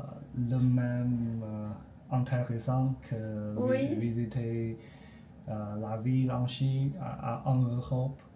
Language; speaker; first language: French; non-native, learner; Chinese